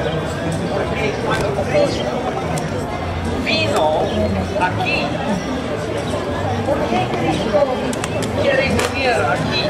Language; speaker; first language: Spanish; non-native, learner; English